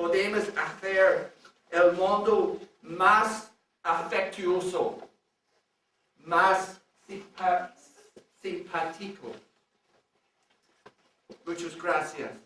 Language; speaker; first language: Spanish; non-native, learner; English